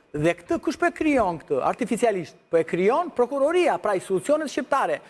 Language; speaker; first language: Albanian; native; Albanian